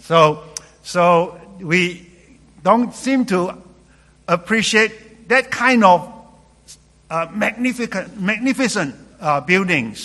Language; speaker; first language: English; non-native, local second language; Cantonese